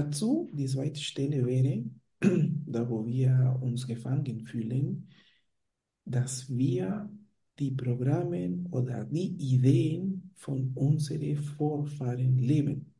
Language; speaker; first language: German; non-native, fluent; Spanish